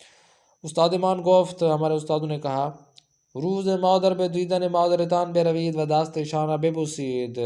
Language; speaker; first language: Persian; non-native, fluent; Urdu